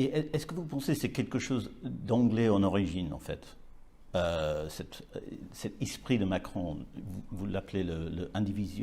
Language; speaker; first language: French; non-native, learner; English